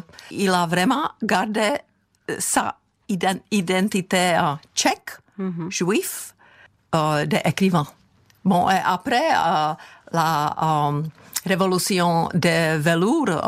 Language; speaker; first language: French; non-native, fluent; Czech